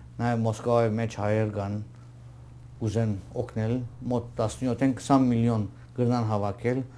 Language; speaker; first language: Armenian; early bilingual, heritage; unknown